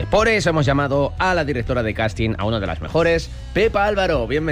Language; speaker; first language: Spanish; native; Spanish